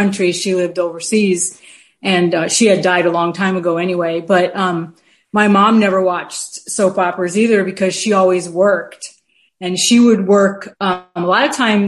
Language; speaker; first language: English; native; English